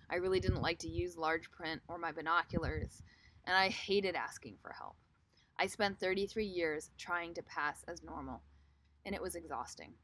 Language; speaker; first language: English; native; English